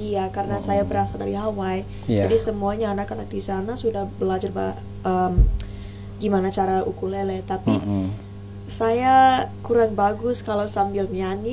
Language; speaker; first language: Indonesian; non-native, learner; English